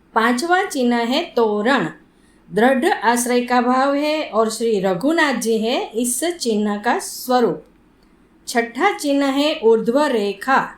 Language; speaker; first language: Hindi; non-native, local second language; Gujarati